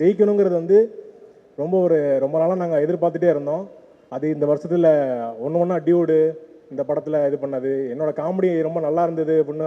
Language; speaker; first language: Tamil; native; Tamil